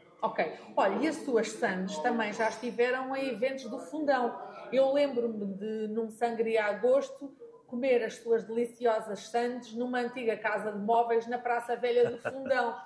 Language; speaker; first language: Portuguese; native; Portuguese